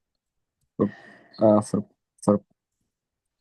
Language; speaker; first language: English; non-native, learner; Indonesian